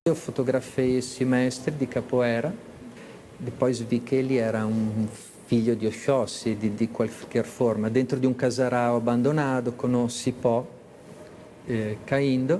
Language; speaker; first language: Portuguese; non-native, fluent; Italian